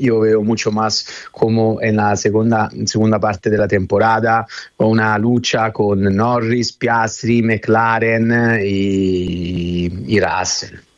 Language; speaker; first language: Spanish; non-native, fluent; Italian